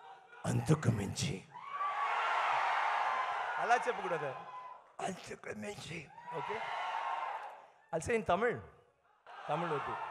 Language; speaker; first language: Telugu; non-native, learner; Tamil